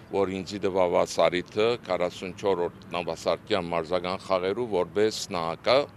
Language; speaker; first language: Armenian; early bilingual, heritage; Armenian